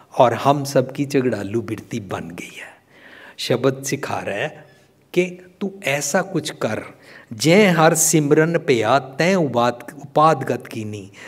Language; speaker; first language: Hindi; non-native, local second language; Punjabi